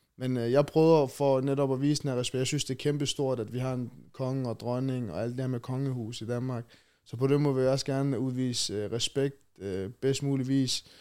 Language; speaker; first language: Danish; early bilingual, other home language; Chechen